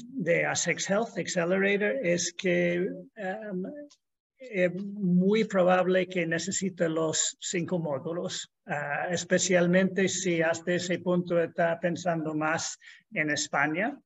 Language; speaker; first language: Spanish; non-native, fluent; English